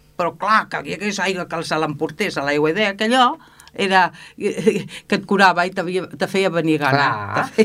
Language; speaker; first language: Catalan; native; Catalan